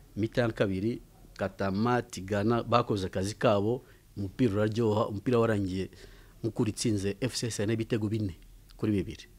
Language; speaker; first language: Kinyarwanda; early bilingual, heritage; Kinyarwanda